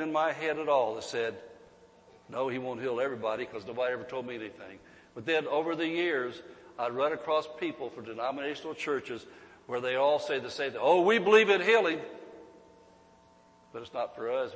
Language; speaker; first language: English; native; English